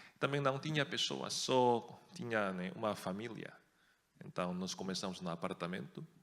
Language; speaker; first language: Portuguese; non-native, fluent; Korean